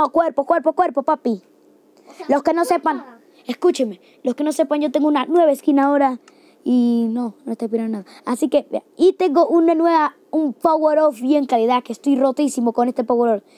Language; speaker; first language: Spanish; native; Spanish